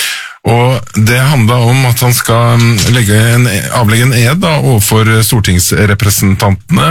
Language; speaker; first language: Norwegian; native; Norwegian